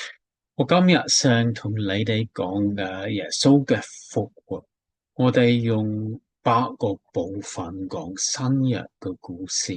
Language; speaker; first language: Cantonese; non-native, fluent; English